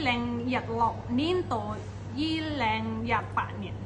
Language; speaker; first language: Cantonese; non-native, fluent; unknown